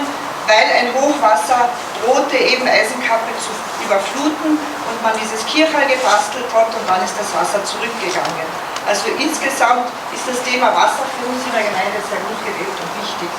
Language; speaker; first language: German; native; German